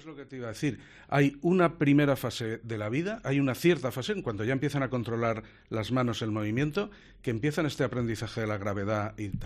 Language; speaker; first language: Spanish; native; Spanish